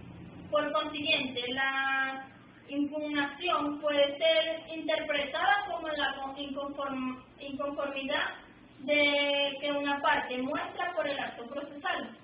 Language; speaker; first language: Spanish; native; Spanish